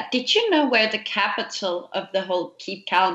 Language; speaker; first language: English; non-native, fluent; Danish